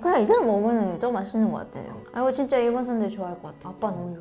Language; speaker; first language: Korean; non-native, fluent; Japanese